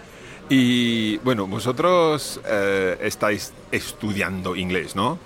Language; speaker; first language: Spanish; non-native, fluent; English